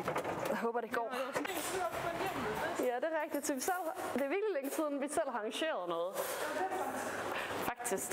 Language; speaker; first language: Danish; native; Danish